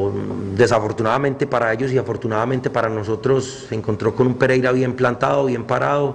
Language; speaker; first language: Spanish; native; Spanish